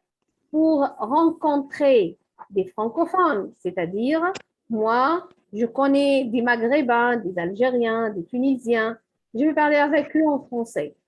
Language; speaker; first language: French; non-native, fluent; Arabic